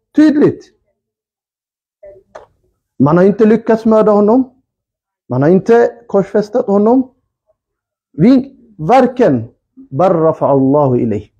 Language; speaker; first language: Swedish; early bilingual, other home language; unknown